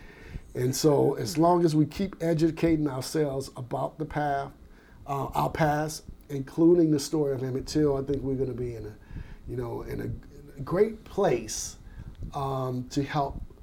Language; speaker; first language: English; native; English